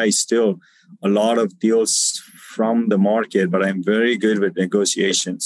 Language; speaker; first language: English; non-native, local second language; Tamil